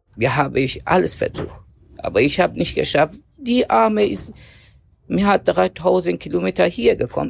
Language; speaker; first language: German; non-native, learner; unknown